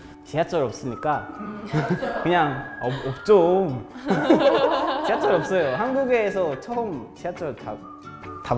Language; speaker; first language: Korean; non-native, fluent; Kinyarwanda